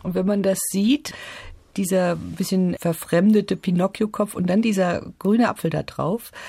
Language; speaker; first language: German; native; German